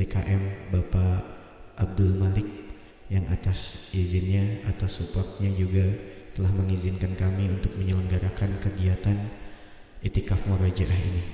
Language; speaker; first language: Indonesian; native; Indonesian